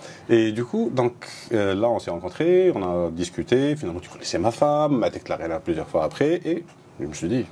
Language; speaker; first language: French; non-native, local second language; Arabic